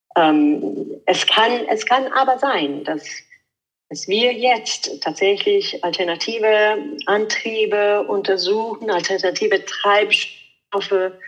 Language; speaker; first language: German; non-native, fluent; Italian